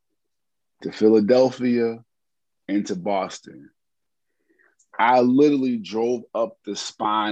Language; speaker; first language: English; native; English